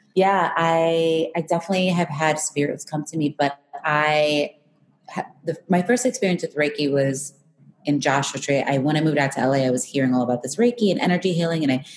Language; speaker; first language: English; native; English